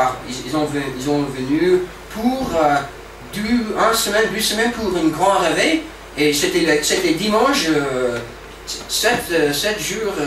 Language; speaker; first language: French; non-native, fluent; English